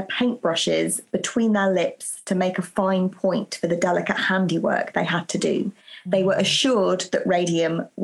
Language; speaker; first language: English; native; English